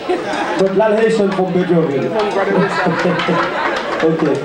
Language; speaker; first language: English; non-native, learner; Haitian Creole